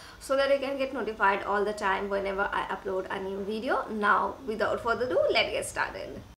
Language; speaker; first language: English; non-native, local second language; Bangla